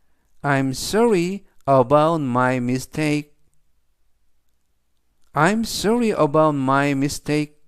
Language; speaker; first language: English; non-native, fluent; Korean